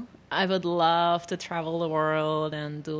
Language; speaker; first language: English; non-native, fluent; Russian